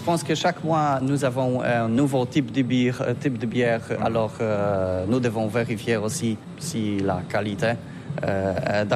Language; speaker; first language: French; non-native, learner; Polish